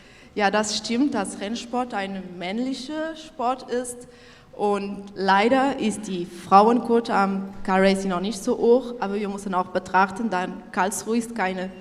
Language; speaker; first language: German; non-native, local second language; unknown